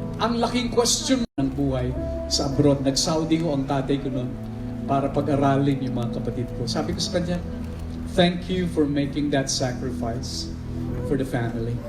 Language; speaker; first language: Filipino; non-native, local second language; Waray